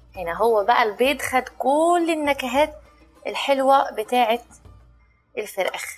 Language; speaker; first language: Arabic; native; Arabic